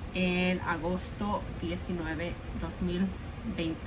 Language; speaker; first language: Spanish; early bilingual, heritage; Spanish